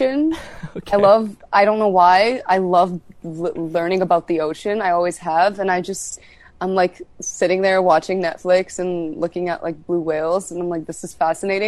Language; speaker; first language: English; native; English